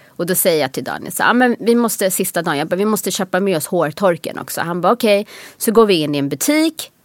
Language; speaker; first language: Swedish; native; Swedish